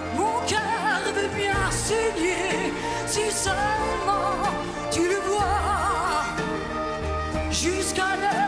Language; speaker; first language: French; non-native, fluent; Russian